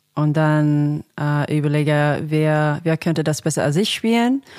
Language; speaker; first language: German; non-native, fluent; English